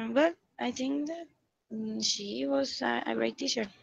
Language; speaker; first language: English; non-native, learner; Spanish